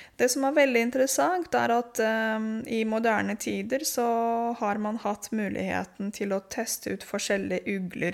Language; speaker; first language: Norwegian; non-native, fluent; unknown